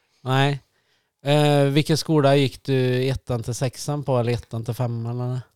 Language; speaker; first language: Swedish; native; Swedish